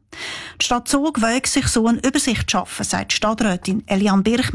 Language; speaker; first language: German; native; German